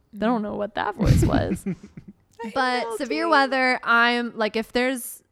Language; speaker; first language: English; native; English